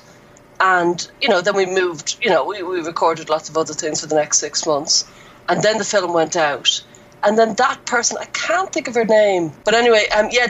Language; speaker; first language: English; native; English